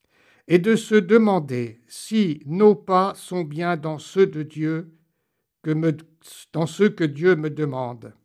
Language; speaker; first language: French; native; French